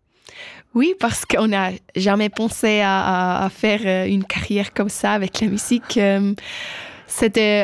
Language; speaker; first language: French; non-native, local second language; German